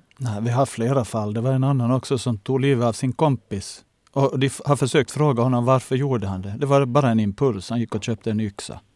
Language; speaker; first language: Swedish; native; Swedish